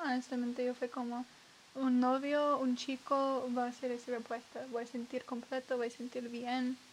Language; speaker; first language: Spanish; non-native, learner; English